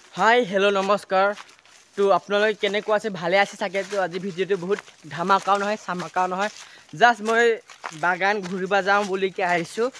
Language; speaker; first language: Assamese; non-native, local second language; Karbi